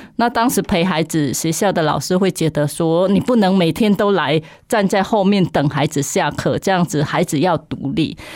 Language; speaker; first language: Chinese; non-native, fluent; Khmer